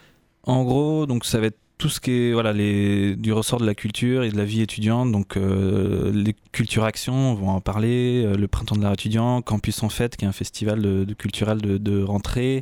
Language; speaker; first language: French; native; French